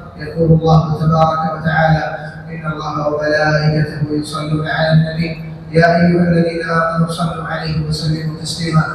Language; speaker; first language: Arabic; non-native, fluent; Bangla